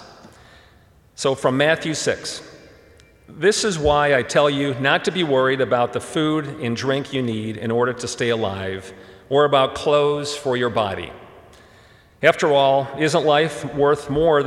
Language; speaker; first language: English; early bilingual, other home language; German